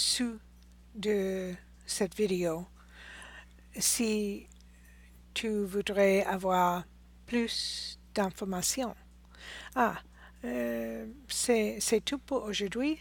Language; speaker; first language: French; non-native, learner; English